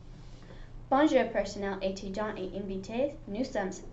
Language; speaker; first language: French; non-native, learner; English